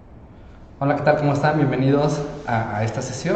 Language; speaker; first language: Spanish; native; Spanish